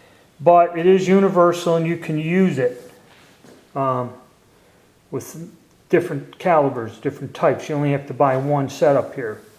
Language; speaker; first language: English; native; English